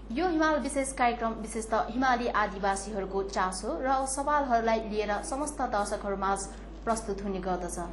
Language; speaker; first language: Nepali; non-native, local second language; Sherpa